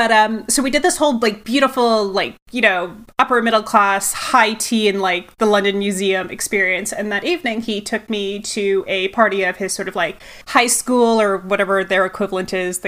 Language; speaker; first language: English; native; English